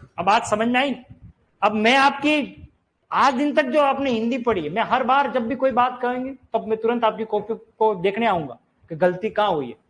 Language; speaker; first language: Hindi; native; Hindi